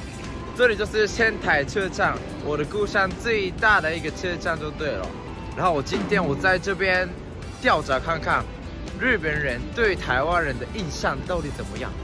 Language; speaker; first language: Chinese; non-native, fluent; Japanese